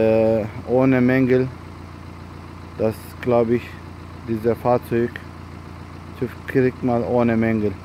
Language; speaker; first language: German; non-native, learner; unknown